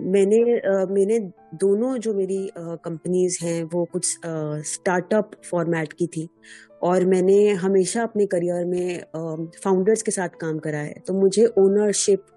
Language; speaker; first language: Hindi; native; Hindi